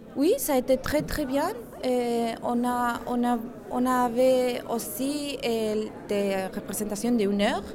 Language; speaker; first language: French; non-native, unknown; Spanish